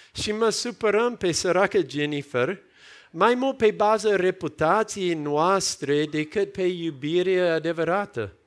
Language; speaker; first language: Romanian; non-native, fluent; English